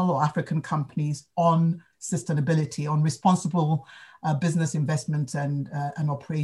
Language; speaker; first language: English; non-native, local second language; Akan